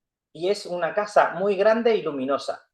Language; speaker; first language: Spanish; non-native, fluent; Urdu